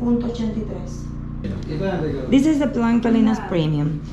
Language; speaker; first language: English; non-native, learner; Spanish